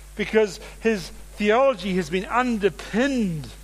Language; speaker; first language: English; native; English